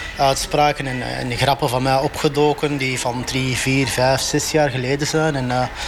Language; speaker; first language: Dutch; non-native, local second language; Arabic